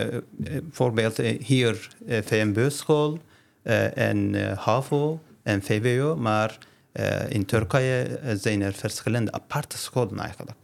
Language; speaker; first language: Dutch; non-native, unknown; Turkish